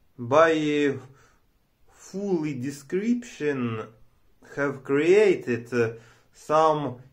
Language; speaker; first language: English; non-native, learner; Romanian